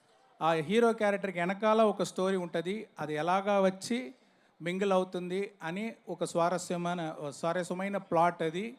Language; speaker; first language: Telugu; non-native, learner; Tamil